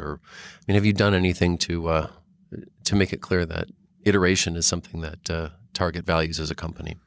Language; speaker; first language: English; native; English